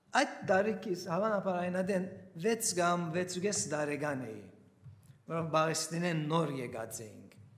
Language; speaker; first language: Armenian; early bilingual, heritage; Armenian